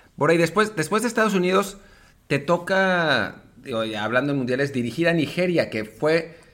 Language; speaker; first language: Spanish; native; Spanish